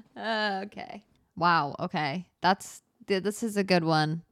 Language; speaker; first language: English; native; English